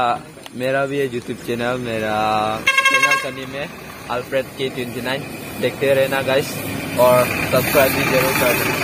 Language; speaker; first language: Hindi; non-native, local second language; Karbi